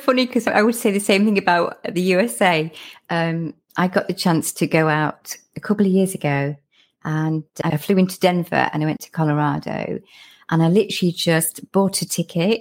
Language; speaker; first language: English; native; English